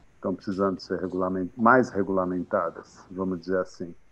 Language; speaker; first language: Portuguese; non-native, fluent; Arabic